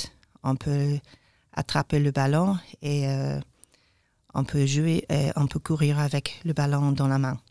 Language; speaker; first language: French; non-native, learner; English